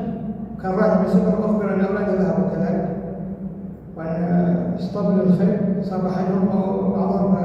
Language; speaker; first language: Arabic; native; Arabic